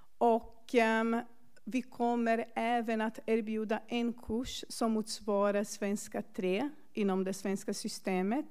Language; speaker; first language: Swedish; non-native, fluent; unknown